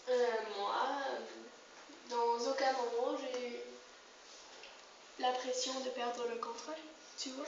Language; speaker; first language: French; non-native, learner; Spanish